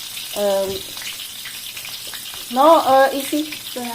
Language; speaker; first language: French; non-native, learner; Filipino